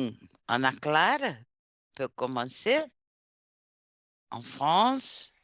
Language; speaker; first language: French; non-native, fluent; Portuguese